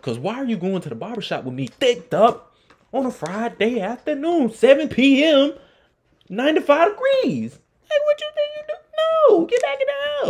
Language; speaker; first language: English; native; English